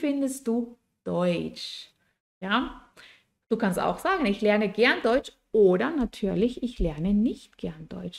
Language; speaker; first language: German; non-native, fluent; Spanish